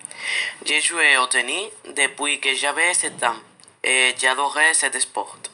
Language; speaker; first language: French; non-native, learner; Spanish